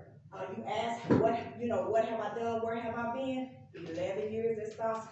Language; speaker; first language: English; native; English